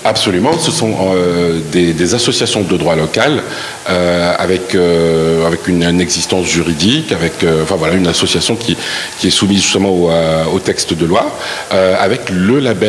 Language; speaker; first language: French; non-native, local second language; Arabic